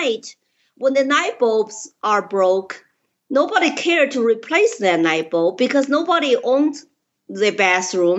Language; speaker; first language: English; non-native, fluent; Chinese